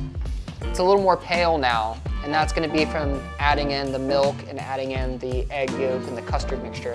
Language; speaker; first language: English; native; English